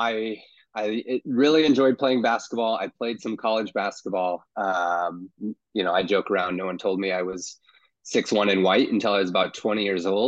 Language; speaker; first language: English; native; English